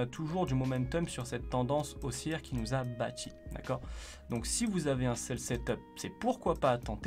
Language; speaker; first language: French; native; French